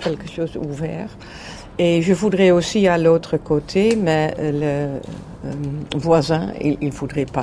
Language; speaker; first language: French; non-native, learner; Dutch